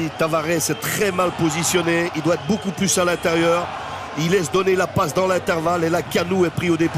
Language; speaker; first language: French; native; French